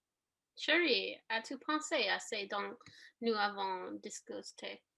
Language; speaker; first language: French; non-native, learner; English